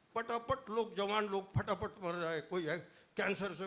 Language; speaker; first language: Hindi; non-native, local second language; Marathi